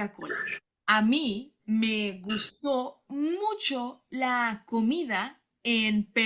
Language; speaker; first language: Spanish; non-native, learner; English